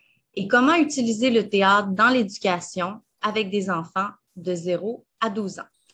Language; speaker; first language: French; native; French